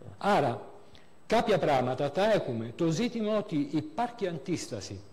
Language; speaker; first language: Greek; non-native, fluent; Italian